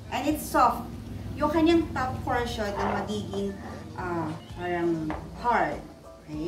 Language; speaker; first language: English; non-native, local second language; Filipino